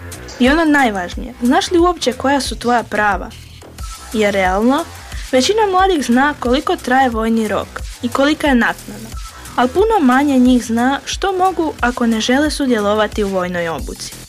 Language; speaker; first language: Serbian; native; Serbian